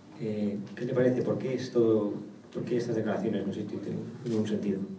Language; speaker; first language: Spanish; native; Spanish